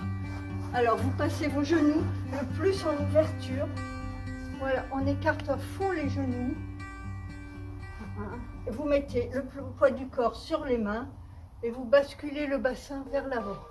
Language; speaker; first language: French; native; French